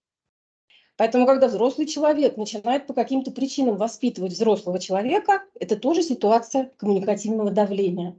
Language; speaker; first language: Russian; native; Russian